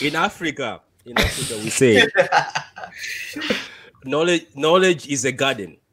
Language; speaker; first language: English; non-native, local second language; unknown